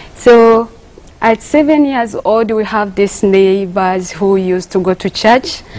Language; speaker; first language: English; non-native, local second language; Kinyarwanda